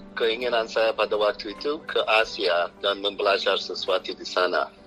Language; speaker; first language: Indonesian; non-native, fluent; English